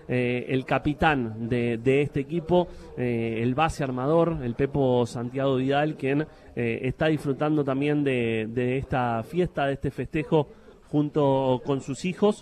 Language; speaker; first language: Spanish; native; Spanish